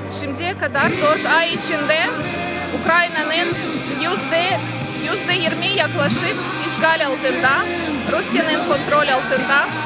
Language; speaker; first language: Turkish; non-native, fluent; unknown